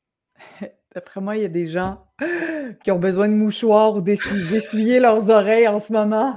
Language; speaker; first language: French; native; French